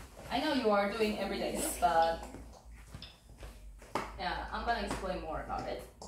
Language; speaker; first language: English; non-native, fluent; Korean